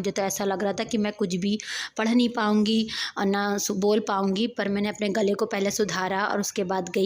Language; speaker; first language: Hindi; native; Hindi